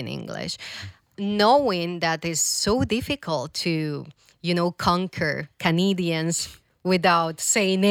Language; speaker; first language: English; non-native, fluent; Spanish